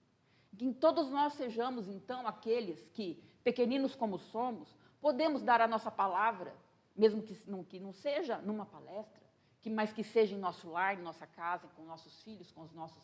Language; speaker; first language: Portuguese; native; Portuguese